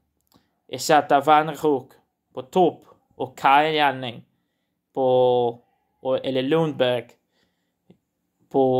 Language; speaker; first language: Swedish; non-native, learner; Portuguese